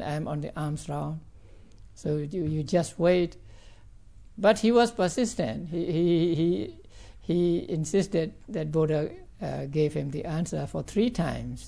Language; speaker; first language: English; non-native, fluent; Burmese